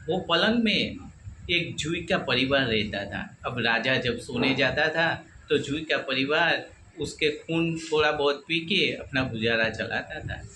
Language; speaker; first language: Hindi; non-native, local second language; Gujarati